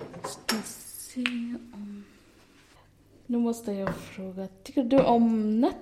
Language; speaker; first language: Swedish; non-native, learner; Arabic